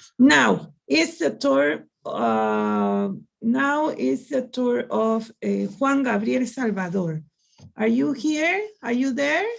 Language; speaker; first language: English; non-native, learner; Spanish